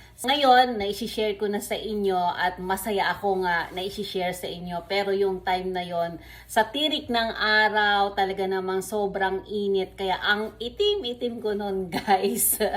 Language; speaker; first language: Filipino; non-native, local second language; Iloko